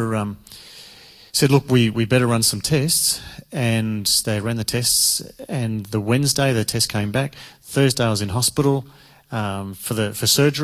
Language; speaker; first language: English; native; English